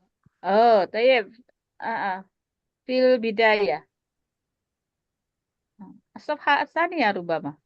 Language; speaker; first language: Arabic; non-native, fluent; Indonesian